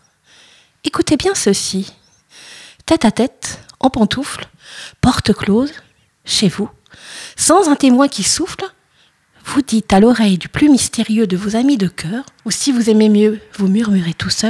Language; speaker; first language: French; native; French